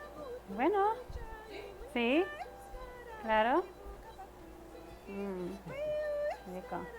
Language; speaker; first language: Spanish; early bilingual, heritage; Spanish